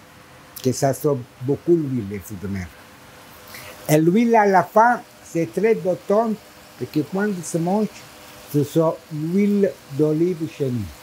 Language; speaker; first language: French; non-native, learner; Italian